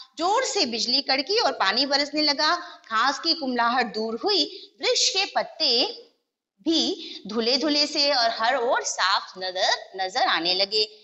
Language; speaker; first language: Hindi; non-native, local second language; Gujarati